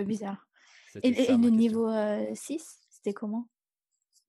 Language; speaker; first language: French; non-native, fluent; English